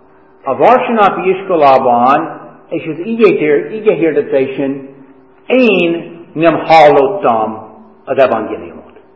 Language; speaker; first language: Hungarian; non-native, fluent; English